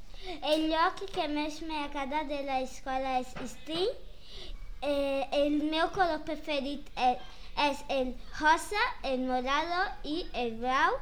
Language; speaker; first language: Catalan; non-native, learner; Spanish